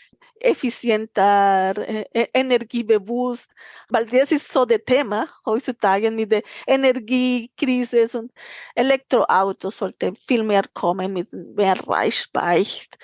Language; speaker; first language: German; non-native, fluent; Spanish